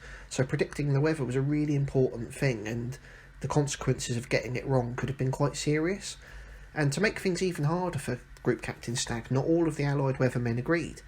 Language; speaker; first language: English; native; English